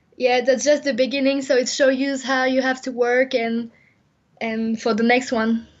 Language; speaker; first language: English; non-native, fluent; French